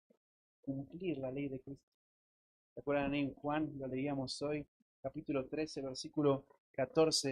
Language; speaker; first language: Spanish; native; Spanish